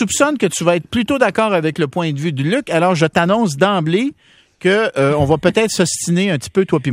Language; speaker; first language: French; native; French